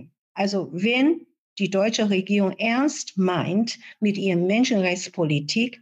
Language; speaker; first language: German; non-native, fluent; Chinese